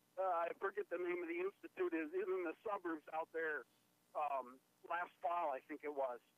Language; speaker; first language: English; native; English